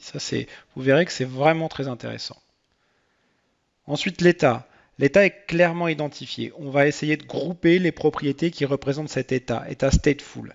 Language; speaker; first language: French; native; French